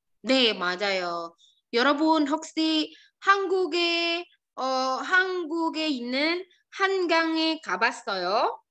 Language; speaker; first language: Korean; non-native, fluent; Indonesian